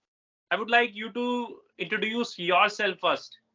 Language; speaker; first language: English; non-native, local second language; Hindi